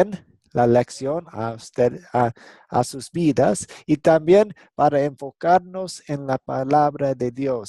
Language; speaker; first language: Spanish; non-native, fluent; English